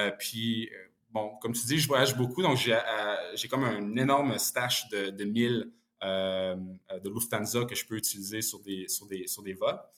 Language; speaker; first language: French; early bilingual, other home language; Bosnian